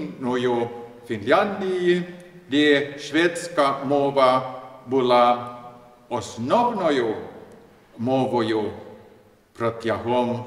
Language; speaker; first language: Ukrainian; non-native, learner; Swedish